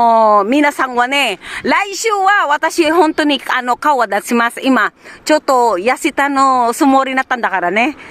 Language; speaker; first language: Japanese; non-native, learner; Filipino